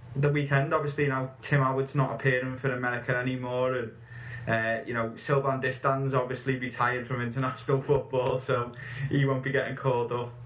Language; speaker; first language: English; native; English